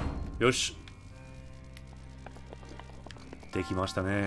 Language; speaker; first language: Japanese; non-native, fluent; English